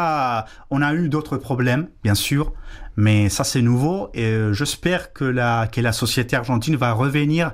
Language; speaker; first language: French; non-native, fluent; Spanish